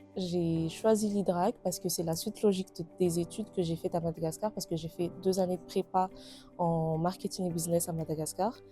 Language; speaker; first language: French; non-native, local second language; Malagasy